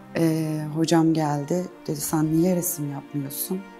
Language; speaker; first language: Turkish; native; Turkish